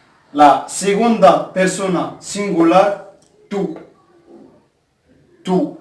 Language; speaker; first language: Spanish; non-native, fluent; Arabic